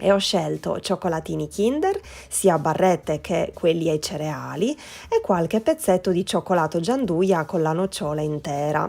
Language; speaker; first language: Italian; native; Italian